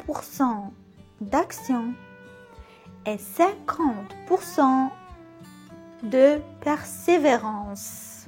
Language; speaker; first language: French; non-native, local second language; Arabic